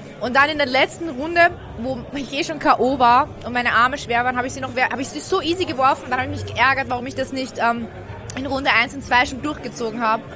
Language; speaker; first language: German; early bilingual, other home language; Persian